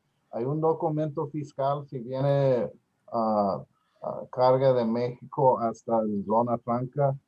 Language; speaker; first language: Spanish; non-native, learner; English